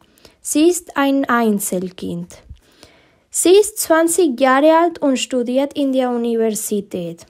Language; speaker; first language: German; early bilingual, heritage; German